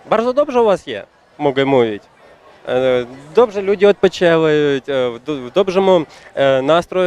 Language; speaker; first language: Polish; non-native, learner; Ukrainian